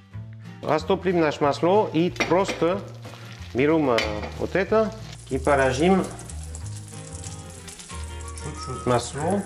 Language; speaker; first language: Russian; non-native, learner; French